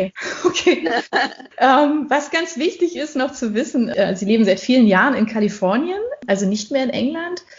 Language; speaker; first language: German; native; German